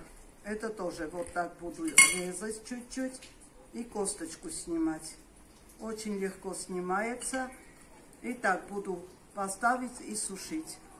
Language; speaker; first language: Russian; non-native, fluent; Armenian